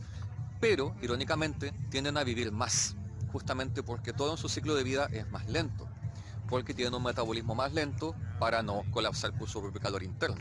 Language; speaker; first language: Spanish; native; Spanish